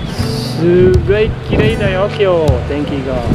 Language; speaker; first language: Japanese; non-native, fluent; Indonesian